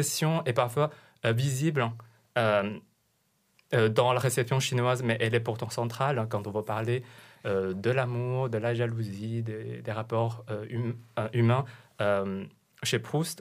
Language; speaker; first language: French; non-native, fluent; Chinese